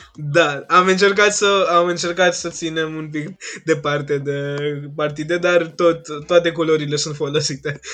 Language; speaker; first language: Romanian; non-native, fluent; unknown